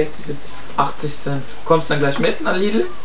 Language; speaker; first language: German; early bilingual, other home language; Turkish